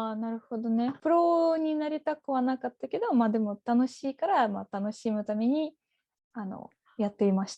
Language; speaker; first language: Japanese; non-native, fluent; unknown